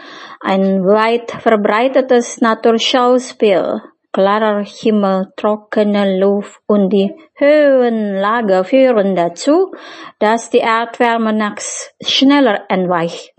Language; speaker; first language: German; non-native, fluent; Indonesian